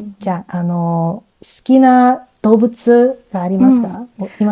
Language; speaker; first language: Japanese; non-native, learner; English